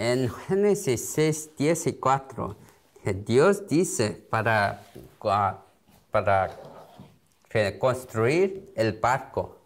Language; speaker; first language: Spanish; non-native, learner; Korean